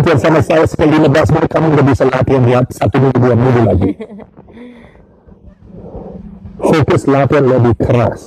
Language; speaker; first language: Indonesian; non-native, learner; English